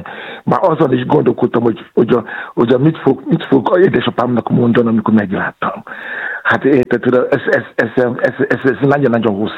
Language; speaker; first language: Hungarian; non-native, fluent; Yoruba